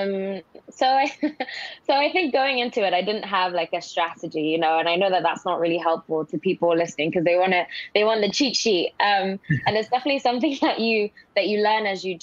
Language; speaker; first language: English; non-native, local second language; Yoruba